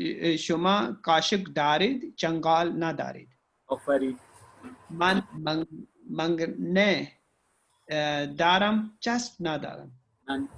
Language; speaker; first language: Persian; non-native, learner; Urdu